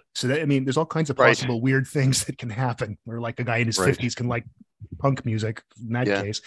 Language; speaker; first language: English; native; English